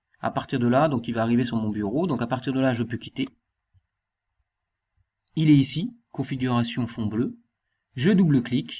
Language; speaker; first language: French; native; French